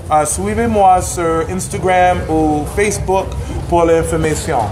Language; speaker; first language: French; non-native, learner; English